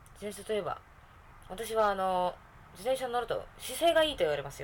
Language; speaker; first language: Japanese; native; Japanese